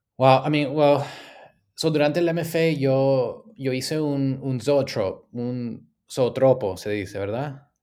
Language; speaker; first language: Spanish; early bilingual, heritage; Spanish